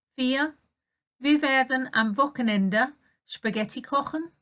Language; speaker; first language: German; non-native, fluent; English